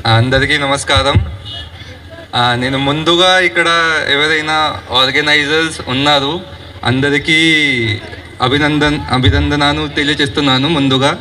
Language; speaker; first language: Telugu; non-native, learner; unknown